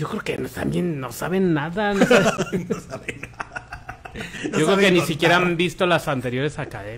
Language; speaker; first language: Spanish; native; Spanish